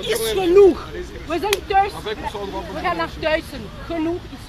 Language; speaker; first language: Dutch; non-native, learner; French